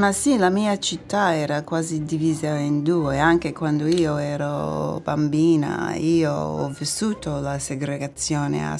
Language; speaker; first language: Italian; non-native, fluent; English